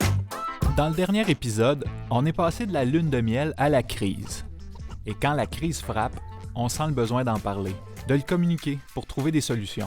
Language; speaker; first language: French; native; French